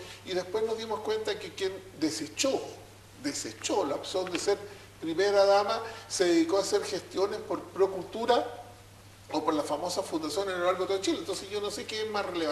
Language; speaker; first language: Spanish; native; Spanish